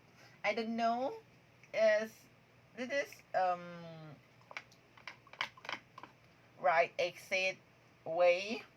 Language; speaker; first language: English; non-native, learner; Thai